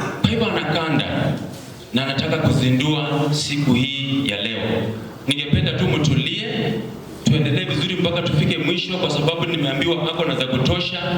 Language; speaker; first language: Swahili; native; Swahili